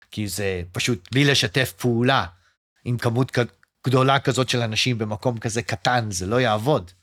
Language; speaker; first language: Hebrew; early bilingual, other home language; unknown